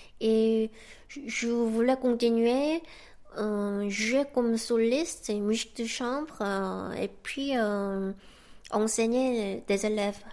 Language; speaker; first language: French; non-native, fluent; Korean